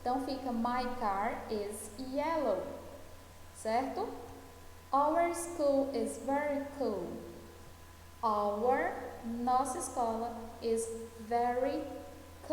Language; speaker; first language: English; non-native, fluent; Portuguese